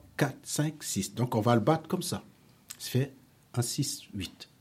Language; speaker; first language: French; non-native, local second language; Wolof